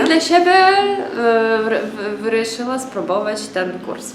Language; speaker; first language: Polish; non-native, learner; Ukrainian